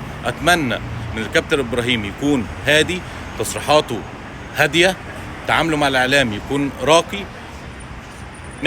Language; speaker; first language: Arabic; native; Arabic